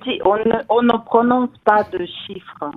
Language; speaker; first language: French; non-native, fluent; Russian